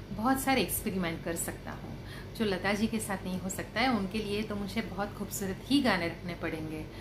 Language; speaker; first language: Hindi; non-native, local second language; Gujarati